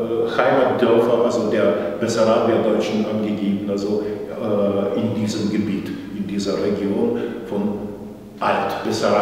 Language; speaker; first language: German; non-native, fluent; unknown